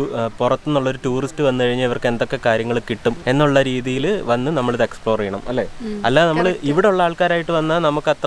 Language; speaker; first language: Malayalam; native; Malayalam